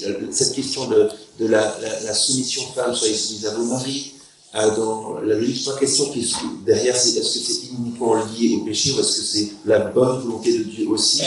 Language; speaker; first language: French; native; French